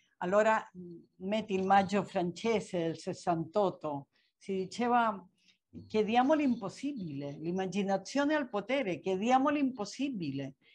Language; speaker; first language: Italian; non-native, fluent; Spanish